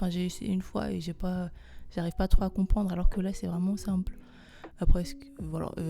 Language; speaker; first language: French; non-native, local second language; Malagasy